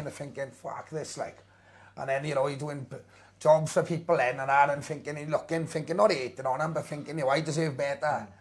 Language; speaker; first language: English; native; English